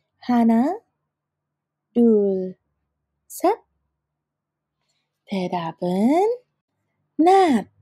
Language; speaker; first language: Korean; non-native, fluent; Indonesian